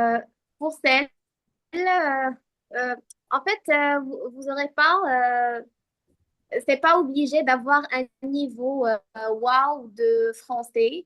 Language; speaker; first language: French; non-native, fluent; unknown